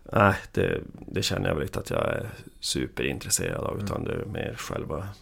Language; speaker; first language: Swedish; native; Swedish